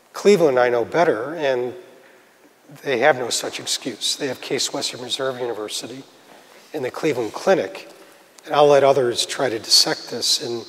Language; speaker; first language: English; native; English